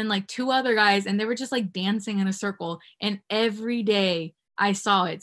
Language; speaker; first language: English; native; English